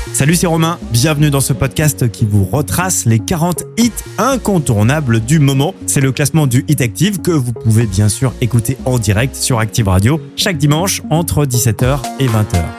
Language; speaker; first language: French; native; French